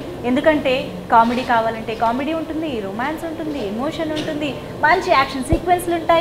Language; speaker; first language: Telugu; native; Telugu